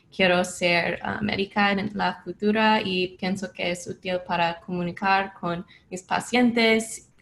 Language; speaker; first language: Spanish; non-native, learner; English